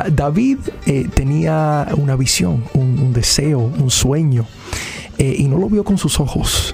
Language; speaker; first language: Spanish; early bilingual, heritage; Spanish